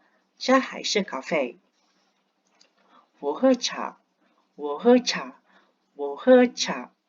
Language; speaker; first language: Chinese; non-native, learner; Indonesian